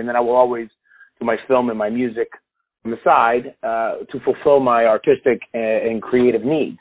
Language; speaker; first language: English; native; English